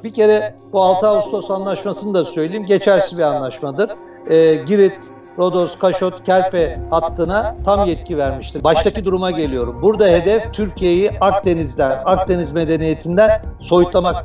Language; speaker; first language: Turkish; native; Turkish